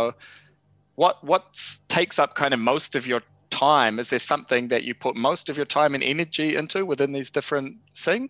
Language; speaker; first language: English; native; English